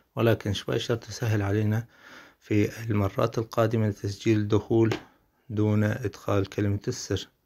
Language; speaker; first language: Arabic; native; Arabic